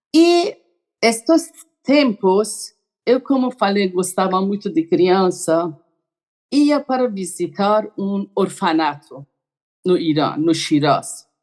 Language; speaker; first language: Portuguese; non-native, learner; Persian